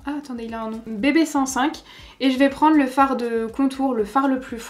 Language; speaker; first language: French; native; French